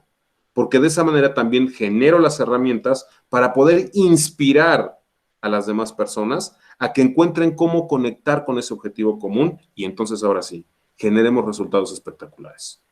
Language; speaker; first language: Spanish; native; Spanish